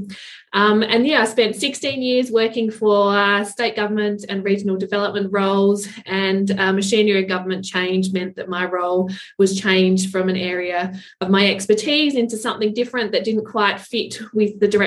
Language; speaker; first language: English; native; English